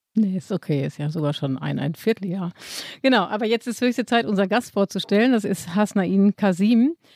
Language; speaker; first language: German; native; German